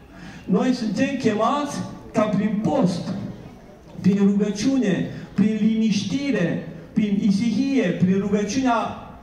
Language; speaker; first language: Romanian; native; Romanian